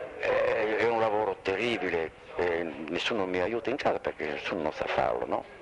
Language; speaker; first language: Italian; non-native, fluent; French